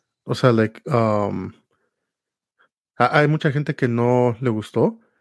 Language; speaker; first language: Spanish; early bilingual, heritage; Spanish